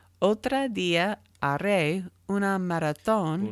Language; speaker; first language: Spanish; non-native, learner; English